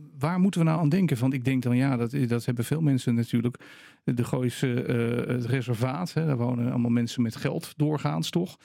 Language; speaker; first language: Dutch; native; Dutch